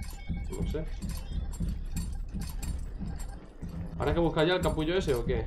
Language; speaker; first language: Spanish; native; Spanish